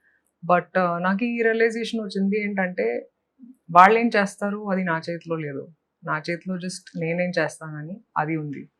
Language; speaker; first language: Telugu; non-native, fluent; Hindi